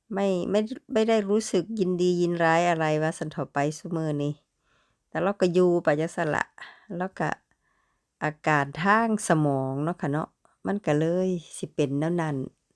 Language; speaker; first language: Thai; native; Thai